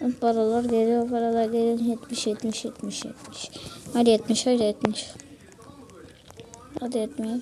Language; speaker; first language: Turkish; native; Turkish